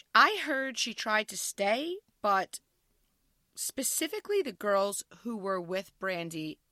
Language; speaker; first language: English; native; English